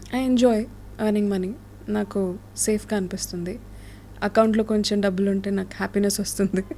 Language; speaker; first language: Telugu; native; Telugu